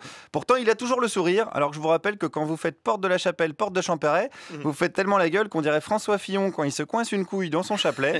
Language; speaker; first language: French; native; French